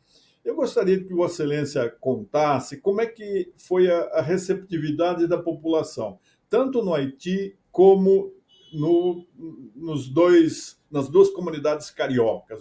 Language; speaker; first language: Portuguese; native; Portuguese